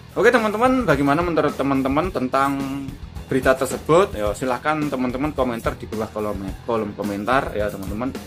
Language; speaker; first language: Indonesian; native; Indonesian